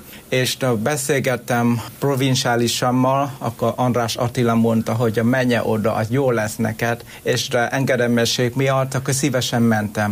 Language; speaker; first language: Hungarian; non-native, learner; Vietnamese